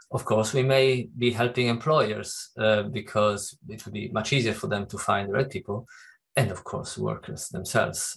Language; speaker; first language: English; non-native, fluent; Italian